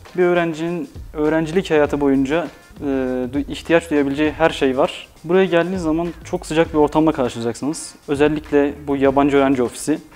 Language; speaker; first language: Turkish; early bilingual, other home language; Uzbek